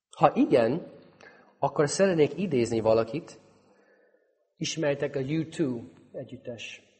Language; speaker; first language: Hungarian; non-native, fluent; English